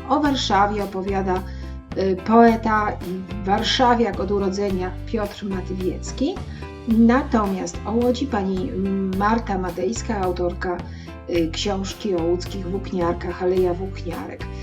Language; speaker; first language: Polish; native; Polish